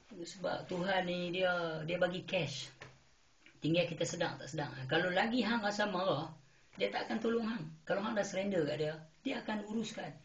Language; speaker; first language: Malay; native; Malay